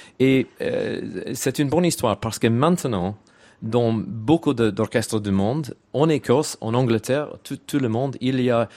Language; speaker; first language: French; non-native, learner; English